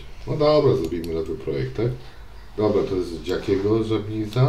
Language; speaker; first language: Polish; native; Polish